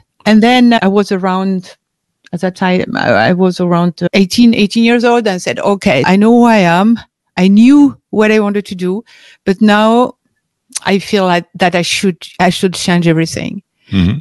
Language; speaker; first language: English; non-native, fluent; French